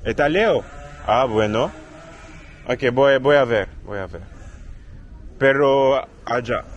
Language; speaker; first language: Spanish; non-native, learner; French